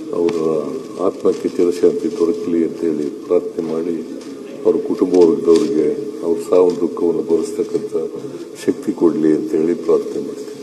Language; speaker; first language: Kannada; native; Kannada